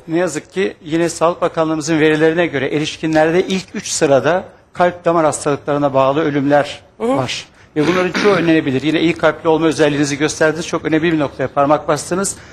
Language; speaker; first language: Turkish; native; Turkish